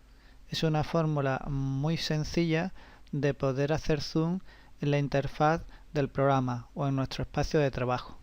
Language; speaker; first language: Spanish; native; Spanish